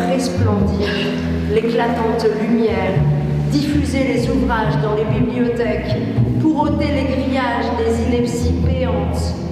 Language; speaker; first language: French; native; French